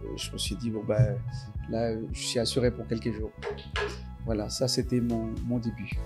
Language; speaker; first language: French; non-native, fluent; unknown